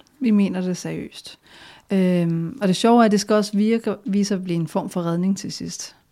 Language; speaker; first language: Danish; native; Danish